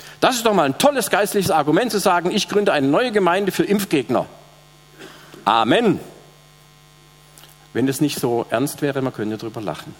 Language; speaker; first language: German; native; German